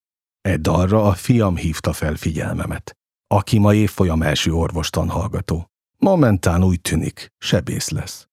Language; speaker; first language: Hungarian; native; Hungarian